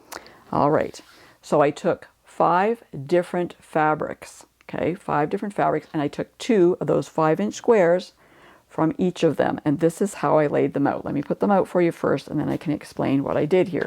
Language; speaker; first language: English; native; English